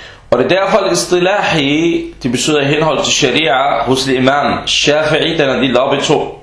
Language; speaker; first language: Danish; early bilingual, other home language; Arabic